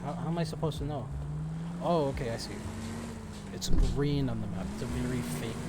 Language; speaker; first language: English; native; English